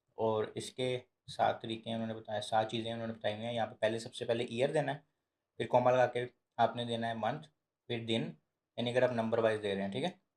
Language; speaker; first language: Urdu; native; Urdu